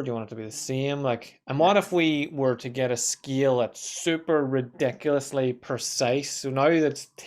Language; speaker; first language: English; native; English